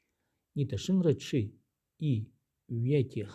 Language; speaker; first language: Chinese; non-native, learner; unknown